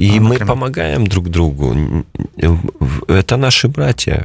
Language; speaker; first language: Polish; non-native, learner; Russian